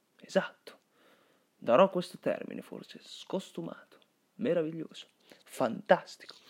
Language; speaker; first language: Italian; early bilingual, other home language; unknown